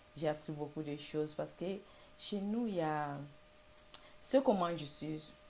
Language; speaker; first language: French; non-native, local second language; Lingala